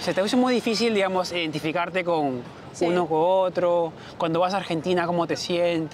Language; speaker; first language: Spanish; native; Spanish